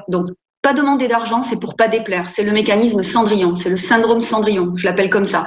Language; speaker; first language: French; native; French